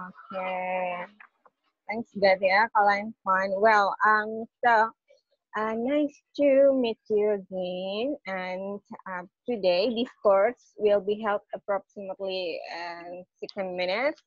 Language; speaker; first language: English; non-native, fluent; Indonesian